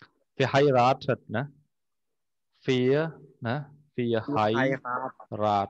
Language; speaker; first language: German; non-native, fluent; Khmer